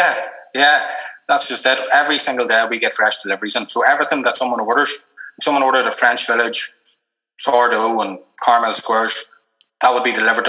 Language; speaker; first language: English; native; English